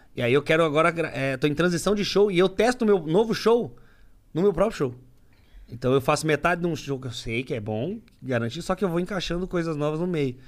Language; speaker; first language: Portuguese; native; Portuguese